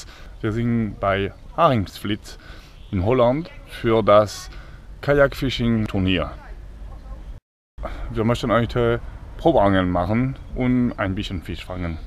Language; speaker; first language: German; non-native, learner; French